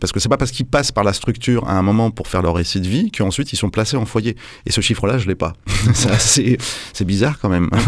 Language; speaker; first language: French; native; French